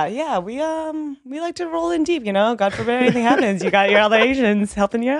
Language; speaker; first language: English; early bilingual, other home language; Vietnamese